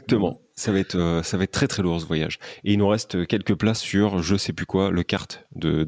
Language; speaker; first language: French; native; French